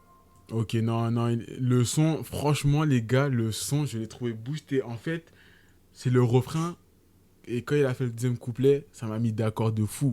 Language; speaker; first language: French; native; French